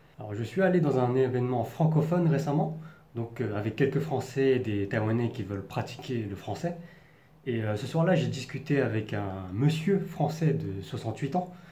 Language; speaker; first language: French; native; French